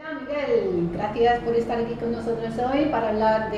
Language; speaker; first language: Spanish; non-native, fluent; English